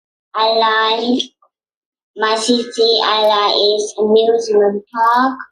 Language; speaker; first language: English; non-native, learner; Vietnamese